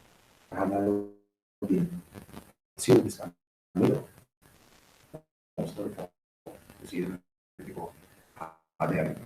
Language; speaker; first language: English; non-native, learner; Spanish